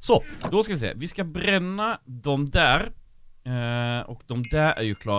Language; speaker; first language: Swedish; native; Swedish